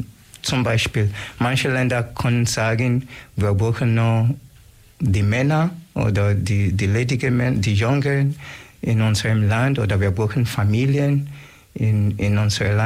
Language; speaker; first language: German; non-native, learner; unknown